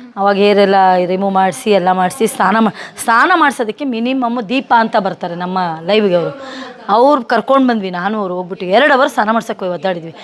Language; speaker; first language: Kannada; native; Kannada